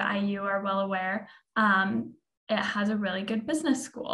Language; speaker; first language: English; native; English